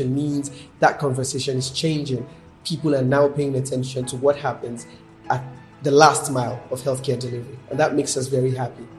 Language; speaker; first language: English; non-native, local second language; Yoruba